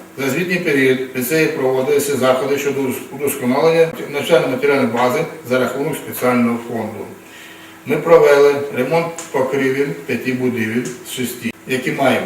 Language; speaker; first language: Ukrainian; non-native, local second language; Russian